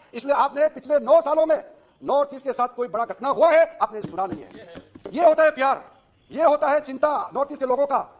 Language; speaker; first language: Hindi; non-native, local second language; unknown